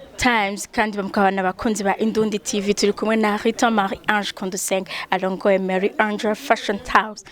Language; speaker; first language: Rundi; native; Rundi